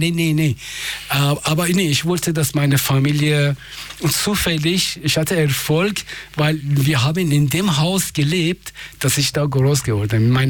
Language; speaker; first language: German; non-native, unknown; Persian